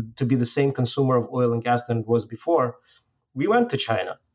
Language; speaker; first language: English; non-native, fluent; Russian